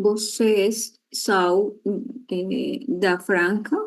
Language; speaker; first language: Portuguese; non-native, learner; Spanish